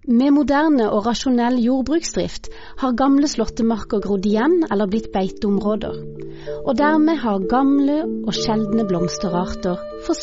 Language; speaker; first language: Norwegian; native; Norwegian